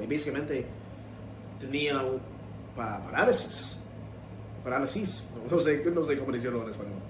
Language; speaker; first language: Spanish; non-native, learner; English